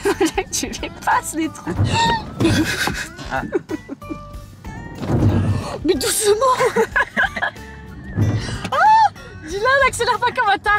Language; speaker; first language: French; native; French